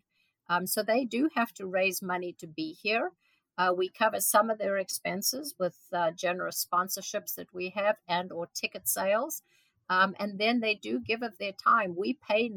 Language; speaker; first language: English; native; English